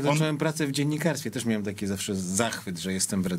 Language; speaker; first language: Polish; native; Polish